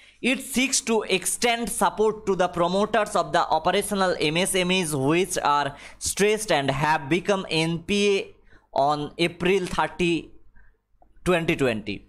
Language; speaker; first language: English; non-native, local second language; Bangla